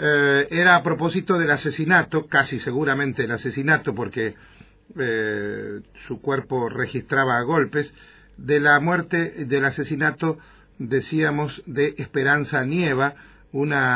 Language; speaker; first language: Spanish; native; Spanish